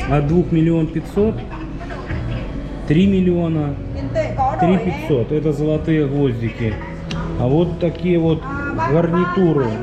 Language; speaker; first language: Russian; native; Russian